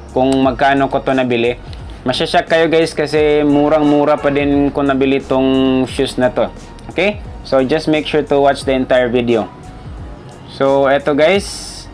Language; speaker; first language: Filipino; non-native, local second language; Cebuano